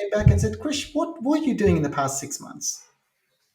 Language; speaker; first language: English; non-native, local second language; Telugu